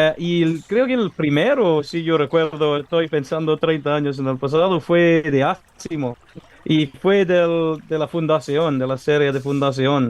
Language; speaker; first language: Spanish; non-native, learner; English